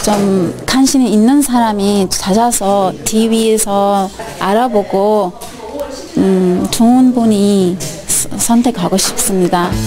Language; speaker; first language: Korean; non-native, learner; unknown